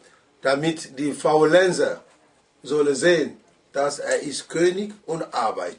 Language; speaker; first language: German; non-native, learner; Ewe